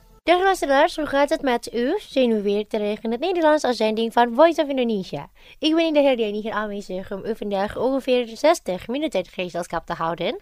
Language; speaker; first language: Dutch; non-native, fluent; Indonesian